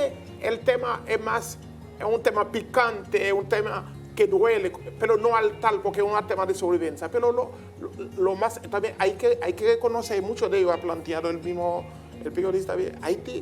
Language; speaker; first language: Spanish; non-native, learner; Haitian Creole